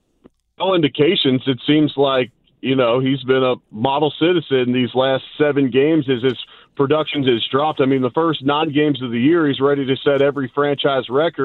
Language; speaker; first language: English; native; English